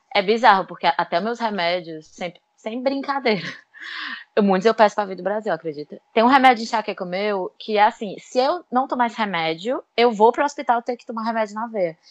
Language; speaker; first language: Portuguese; native; Portuguese